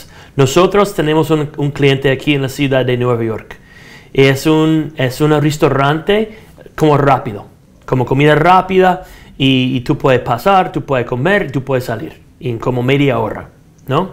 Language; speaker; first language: Spanish; non-native, fluent; English